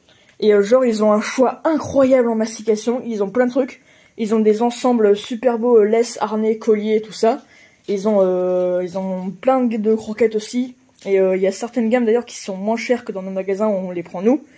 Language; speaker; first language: French; native; French